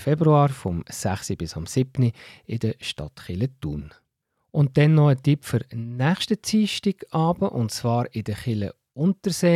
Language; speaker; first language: German; native; German